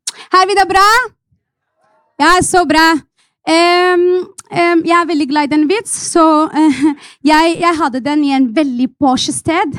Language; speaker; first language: Norwegian; non-native, fluent; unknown